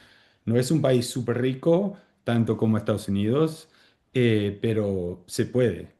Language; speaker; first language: Spanish; early bilingual, heritage; Spanish